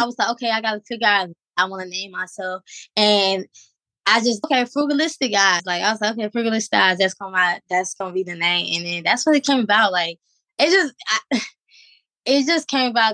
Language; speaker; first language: English; native; English